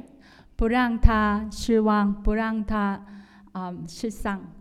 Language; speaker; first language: Chinese; non-native, fluent; Korean